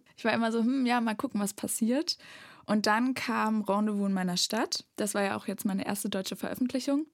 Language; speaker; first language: German; native; German